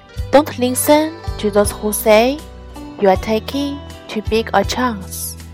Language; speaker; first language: English; non-native, learner; Chinese